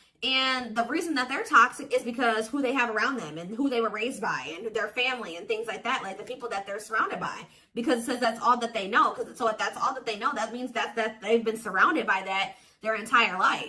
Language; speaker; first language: English; native; English